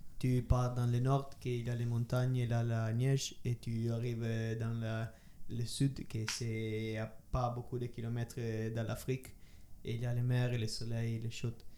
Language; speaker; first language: French; non-native, learner; Italian